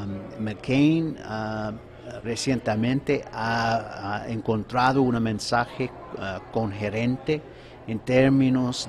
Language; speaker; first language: Spanish; non-native, fluent; English